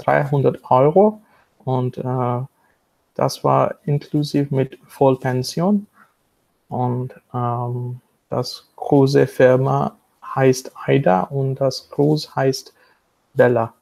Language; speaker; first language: German; non-native, learner; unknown